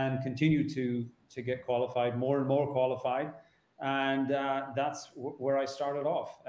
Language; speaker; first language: English; native; English